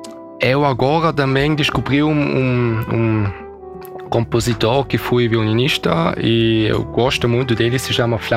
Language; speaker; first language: Portuguese; early bilingual, heritage; German